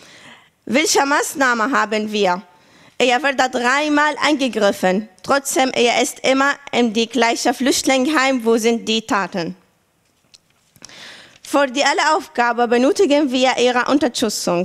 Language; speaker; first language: German; non-native, learner; Arabic